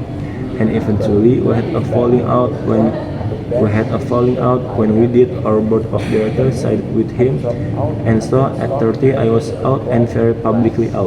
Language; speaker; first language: English; non-native, learner; Indonesian